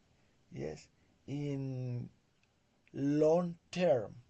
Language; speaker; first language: English; non-native, learner; Spanish